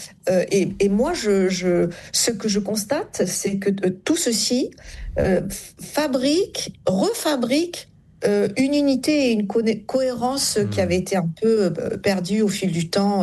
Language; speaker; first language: French; native; French